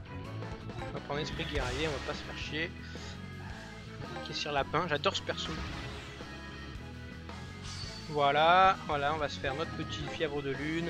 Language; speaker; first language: French; native; French